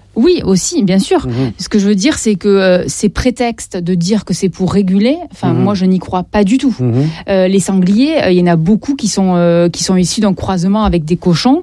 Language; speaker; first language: French; native; French